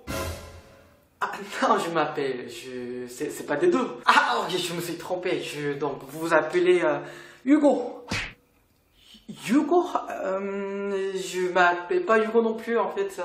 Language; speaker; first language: French; non-native, fluent; Korean